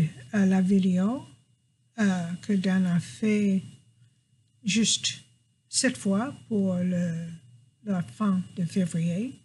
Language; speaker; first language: French; non-native, fluent; English